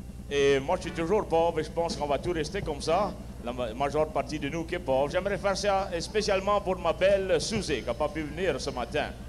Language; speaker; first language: French; early bilingual, heritage; French